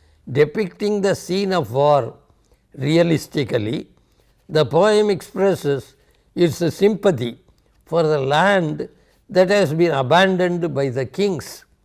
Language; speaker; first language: English; non-native, local second language; Tamil